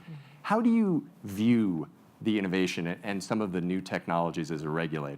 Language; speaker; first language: English; native; English